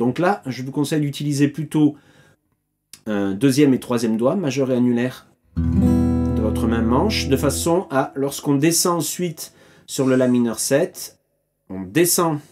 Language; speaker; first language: French; native; French